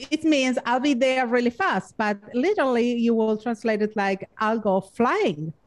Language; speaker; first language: English; non-native, fluent; Spanish